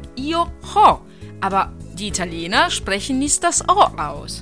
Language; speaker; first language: German; non-native, fluent; Italian